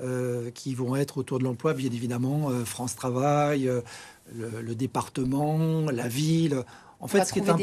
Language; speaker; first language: French; native; French